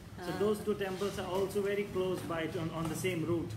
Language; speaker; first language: English; non-native, local second language; Konkani